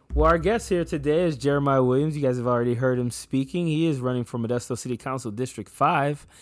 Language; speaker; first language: English; native; English